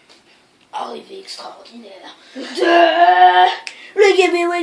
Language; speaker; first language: French; native; French